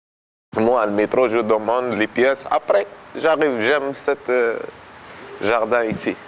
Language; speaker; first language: French; non-native, learner; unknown